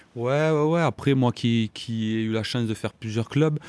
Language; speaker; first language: French; native; French